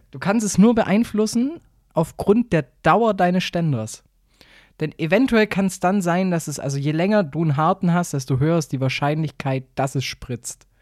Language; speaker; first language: German; native; German